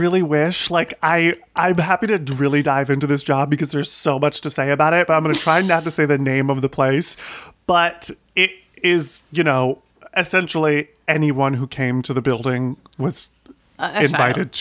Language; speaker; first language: English; native; English